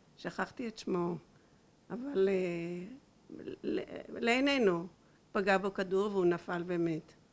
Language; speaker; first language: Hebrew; native; Hebrew